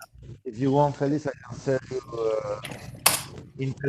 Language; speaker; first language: English; non-native, fluent; Spanish